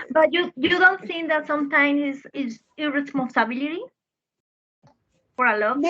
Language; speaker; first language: English; non-native, fluent; Spanish